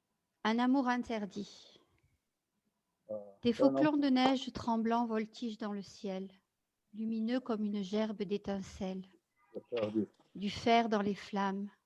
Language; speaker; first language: French; native; French